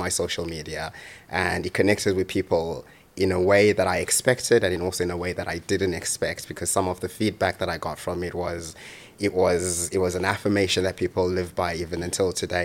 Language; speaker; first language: English; non-native, local second language; Shona